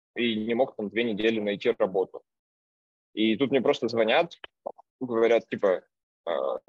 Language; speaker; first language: Russian; native; Russian